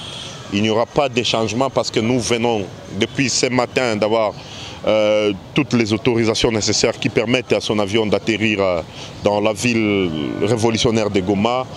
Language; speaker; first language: French; non-native, local second language; Swahili